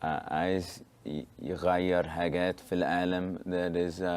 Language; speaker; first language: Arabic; early bilingual, heritage; Arabic